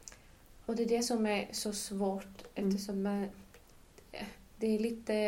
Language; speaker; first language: Swedish; non-native, fluent; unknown